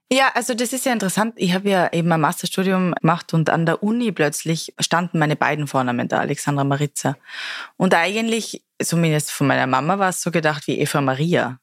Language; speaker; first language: German; native; German